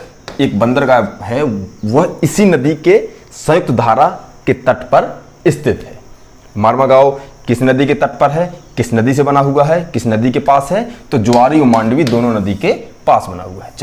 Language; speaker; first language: Hindi; native; Hindi